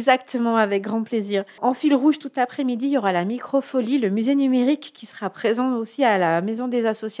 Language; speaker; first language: French; native; French